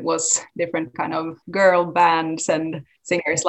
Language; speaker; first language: English; non-native, fluent; Swedish